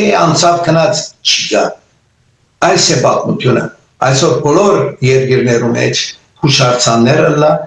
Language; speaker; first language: Armenian; early bilingual, heritage; Armenian